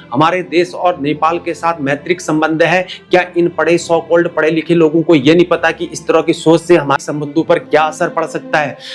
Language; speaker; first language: Hindi; native; Hindi